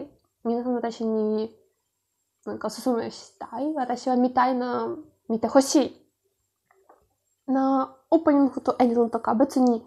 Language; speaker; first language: Japanese; non-native, learner; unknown